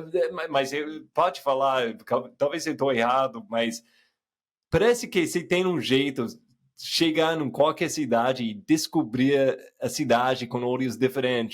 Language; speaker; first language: Portuguese; non-native, fluent; English